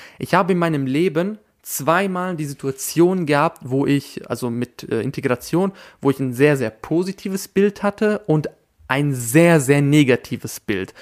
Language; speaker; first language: German; early bilingual, other home language; Albanian